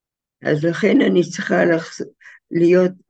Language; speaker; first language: Hebrew; non-native, fluent; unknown